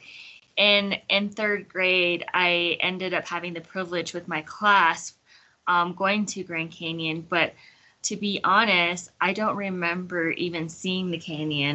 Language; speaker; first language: English; native; English